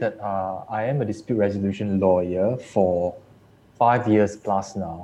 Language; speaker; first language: English; non-native, local second language; Chinese